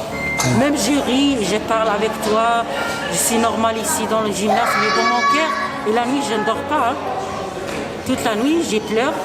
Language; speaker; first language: French; non-native, local second language; Arabic